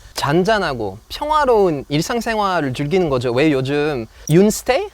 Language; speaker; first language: Korean; non-native, fluent; French